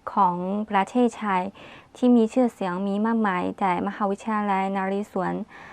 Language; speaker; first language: Thai; non-native, learner; Chinese